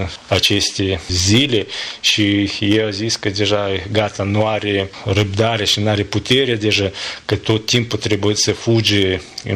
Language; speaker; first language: Romanian; non-native, learner; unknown